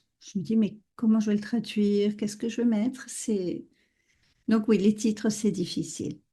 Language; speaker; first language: French; native; French